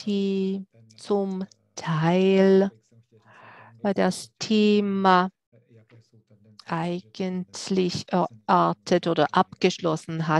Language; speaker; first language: German; non-native, fluent; Czech